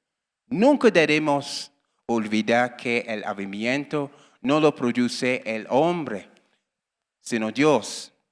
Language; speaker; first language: Spanish; non-native, learner; English